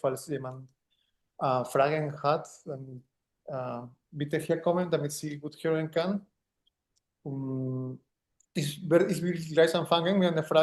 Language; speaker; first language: German; non-native, fluent; Spanish